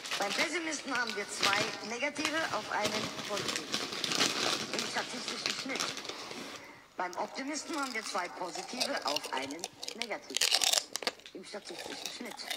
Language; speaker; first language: German; native; German